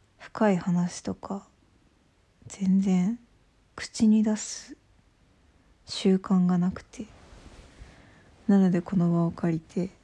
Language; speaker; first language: Japanese; native; Japanese